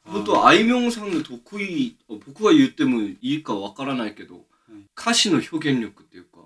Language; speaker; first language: Japanese; non-native, fluent; Korean